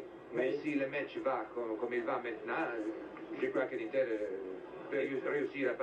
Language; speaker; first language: French; non-native, fluent; Italian